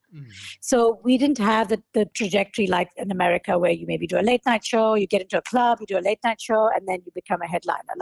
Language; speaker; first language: English; native; English